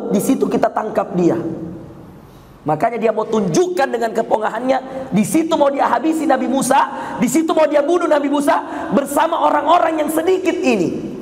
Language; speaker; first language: Indonesian; native; Indonesian